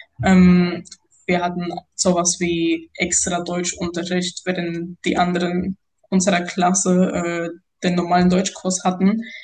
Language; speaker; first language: German; non-native, fluent; Spanish